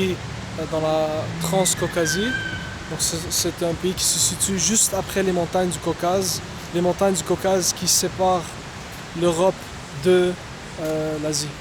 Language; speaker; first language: French; non-native, local second language; Arabic